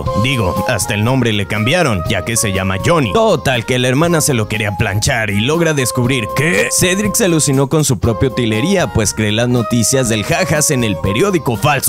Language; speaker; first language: Spanish; native; Spanish